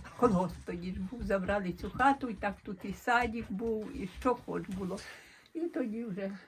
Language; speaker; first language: Ukrainian; native; Ukrainian